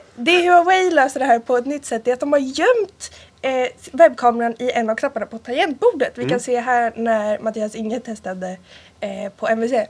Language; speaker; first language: Swedish; early bilingual, other home language; Italian